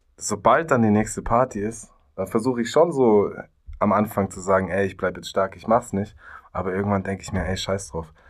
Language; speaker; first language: German; native; German